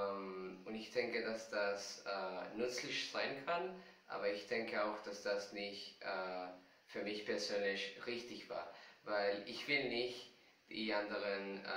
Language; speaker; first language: German; non-native, fluent; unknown